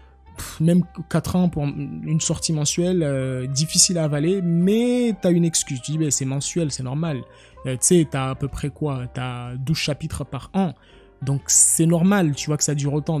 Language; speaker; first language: French; native; French